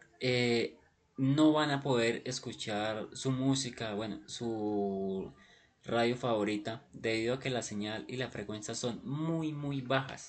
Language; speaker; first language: Spanish; native; Spanish